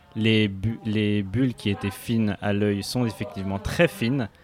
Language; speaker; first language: French; native; French